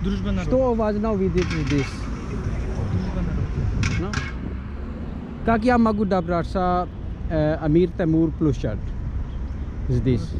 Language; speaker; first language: Russian; non-native, learner; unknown